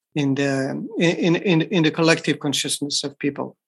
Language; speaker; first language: English; non-native, fluent; French